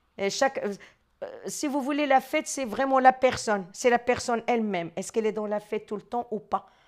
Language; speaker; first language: French; non-native, local second language; Arabic